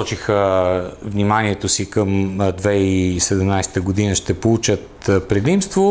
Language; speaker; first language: Bulgarian; native; Bulgarian